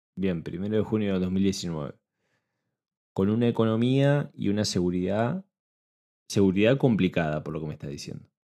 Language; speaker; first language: Spanish; native; Spanish